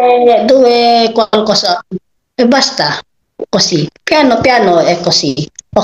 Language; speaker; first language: Italian; non-native, learner; Filipino